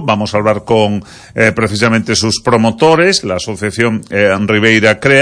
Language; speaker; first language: Spanish; native; Spanish